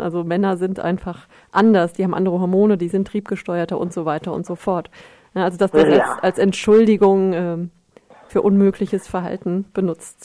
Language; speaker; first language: German; native; German